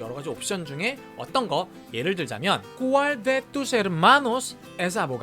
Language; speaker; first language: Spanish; non-native, fluent; Korean